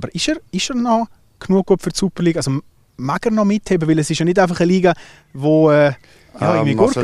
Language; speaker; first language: German; native; German